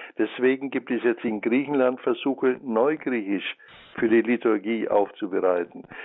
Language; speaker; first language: German; native; German